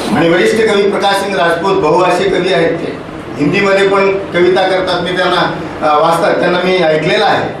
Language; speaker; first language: Marathi; non-native, local second language; Urdu